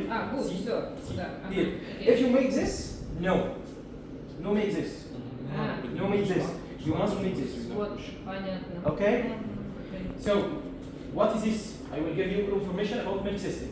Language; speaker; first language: English; non-native, learner; Arabic